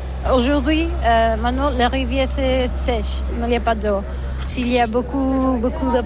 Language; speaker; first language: French; non-native, learner; Catalan